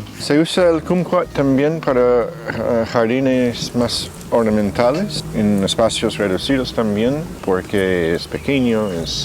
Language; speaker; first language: Spanish; non-native, fluent; English